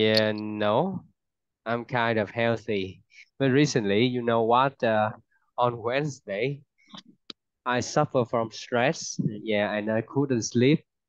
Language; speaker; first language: English; non-native, fluent; Vietnamese